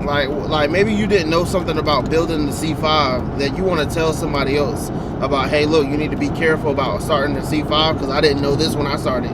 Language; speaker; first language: English; native; English